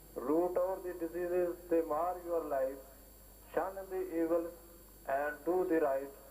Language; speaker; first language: English; non-native, local second language; Urdu